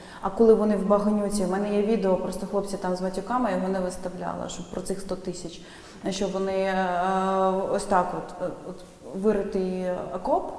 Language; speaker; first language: Ukrainian; native; Ukrainian